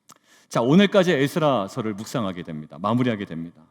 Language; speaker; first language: Korean; native; Korean